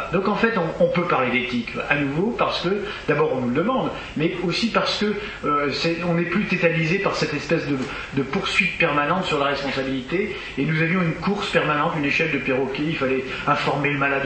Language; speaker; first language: French; native; French